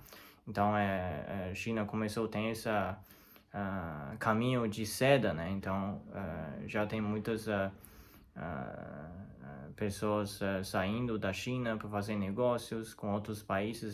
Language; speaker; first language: Portuguese; non-native, learner; Chinese